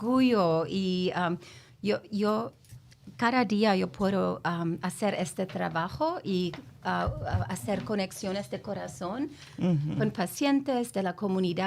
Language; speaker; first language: Spanish; non-native, learner; English